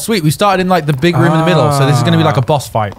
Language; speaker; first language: English; native; English